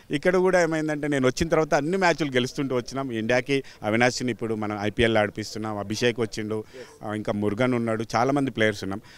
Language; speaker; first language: Telugu; native; Telugu